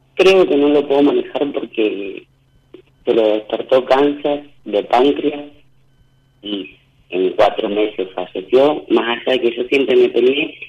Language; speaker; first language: Spanish; native; Spanish